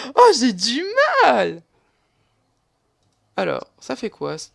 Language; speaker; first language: French; native; French